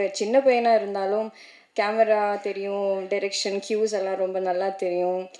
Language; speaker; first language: Tamil; non-native, learner; Malayalam